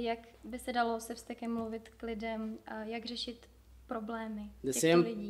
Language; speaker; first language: Czech; native; Czech